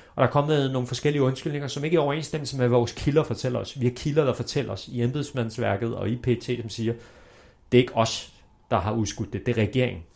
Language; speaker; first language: Danish; early bilingual, other home language; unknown